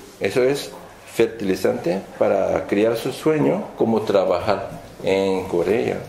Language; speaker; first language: Spanish; non-native, fluent; Korean